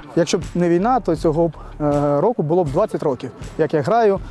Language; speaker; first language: Ukrainian; native; Ukrainian